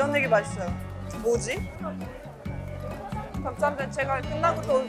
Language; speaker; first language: Korean; non-native, fluent; Russian